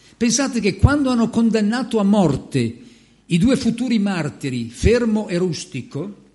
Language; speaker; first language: Italian; native; Italian